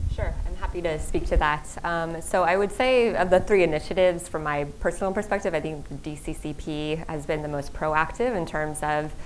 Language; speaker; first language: English; native; English